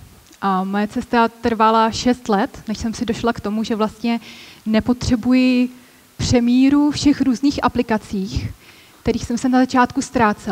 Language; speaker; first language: Czech; native; Czech